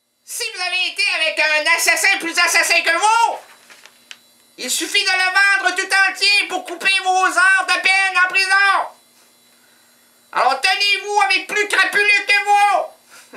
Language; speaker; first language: French; native; French